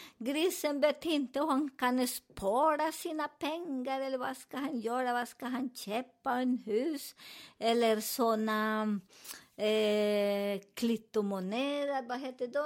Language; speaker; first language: Swedish; non-native, learner; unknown